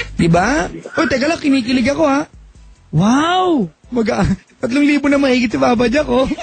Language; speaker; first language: Filipino; native; Filipino